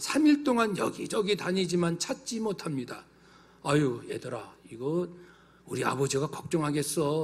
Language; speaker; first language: Korean; native; Korean